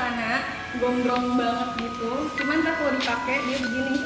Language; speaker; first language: Indonesian; native; Indonesian